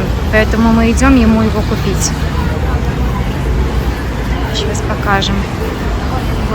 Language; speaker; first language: Russian; native; Russian